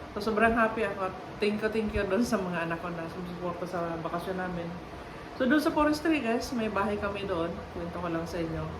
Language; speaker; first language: Filipino; non-native, local second language; Cebuano